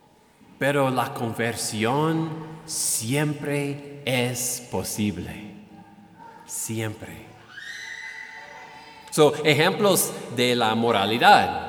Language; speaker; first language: Spanish; non-native, fluent; English